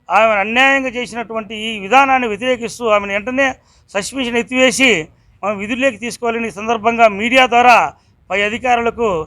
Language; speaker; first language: Telugu; native; Telugu